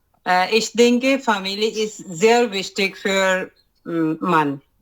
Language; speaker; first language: German; non-native, learner; Urdu